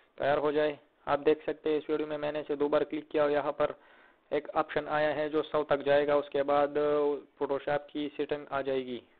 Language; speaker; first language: Hindi; native; Hindi